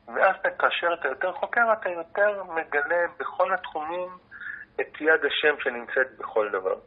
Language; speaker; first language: Hebrew; native; Hebrew